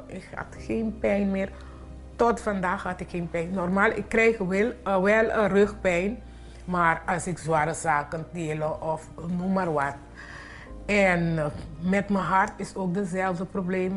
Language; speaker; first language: Dutch; non-native, fluent; Papiamento